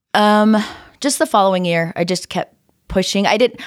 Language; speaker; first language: English; native; English